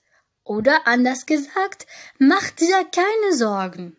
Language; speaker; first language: German; non-native, fluent; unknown